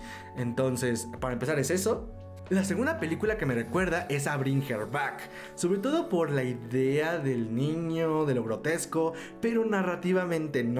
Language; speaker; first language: Spanish; native; Spanish